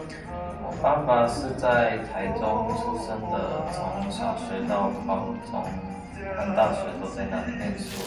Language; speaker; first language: Chinese; early bilingual, heritage; Chinese